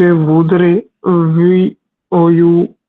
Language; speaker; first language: French; non-native, learner; Hindi